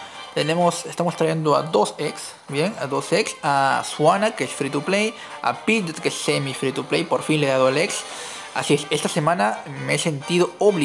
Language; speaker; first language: Spanish; native; Spanish